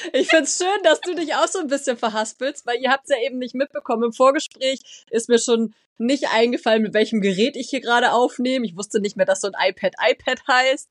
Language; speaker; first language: German; native; German